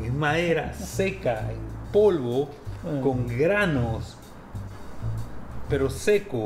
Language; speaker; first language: Spanish; native; Spanish